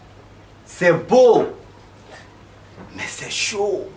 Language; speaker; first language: French; non-native, local second language; Bambara